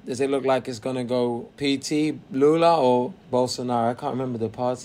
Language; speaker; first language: English; native; English